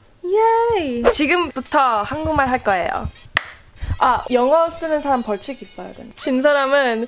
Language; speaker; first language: Korean; early bilingual, heritage; English